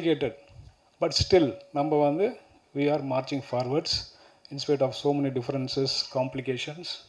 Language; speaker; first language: Tamil; native; Tamil